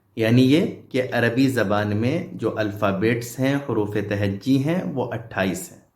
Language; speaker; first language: Urdu; native; Urdu